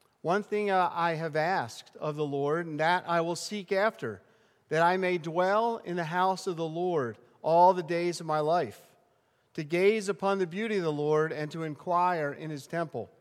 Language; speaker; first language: English; native; English